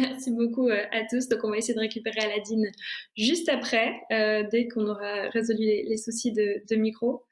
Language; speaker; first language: French; native; French